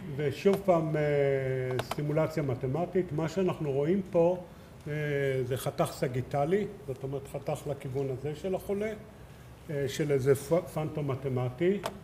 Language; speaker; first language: Hebrew; native; Hebrew